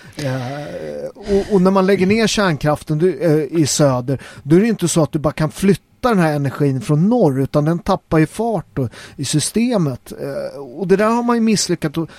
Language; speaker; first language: Swedish; native; Swedish